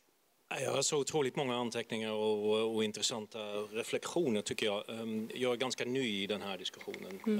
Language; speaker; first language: Swedish; non-native, fluent; Dutch